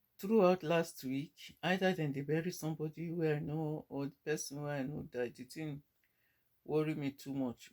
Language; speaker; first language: Nigerian Pidgin; non-native, local second language; Yoruba